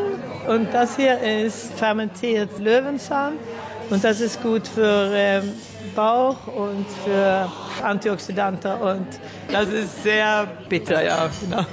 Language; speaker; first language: German; early bilingual, heritage; Swedish